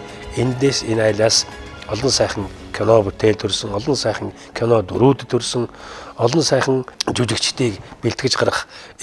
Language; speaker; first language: Mongolian; native; Mongolian